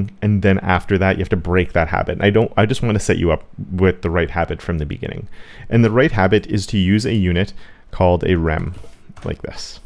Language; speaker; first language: English; native; English